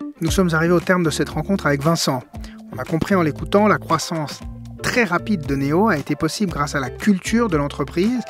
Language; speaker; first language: French; native; French